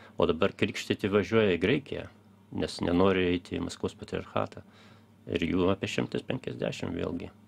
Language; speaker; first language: Lithuanian; early bilingual, heritage; Lithuanian